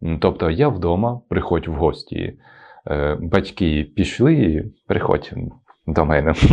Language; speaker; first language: Ukrainian; non-native, local second language; Russian